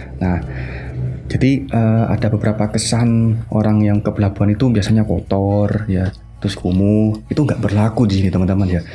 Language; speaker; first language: Indonesian; non-native, local second language; Madurese